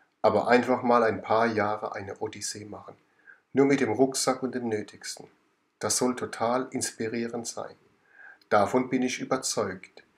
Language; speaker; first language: German; native; German